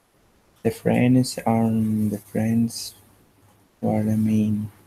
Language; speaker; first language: English; non-native, learner; Spanish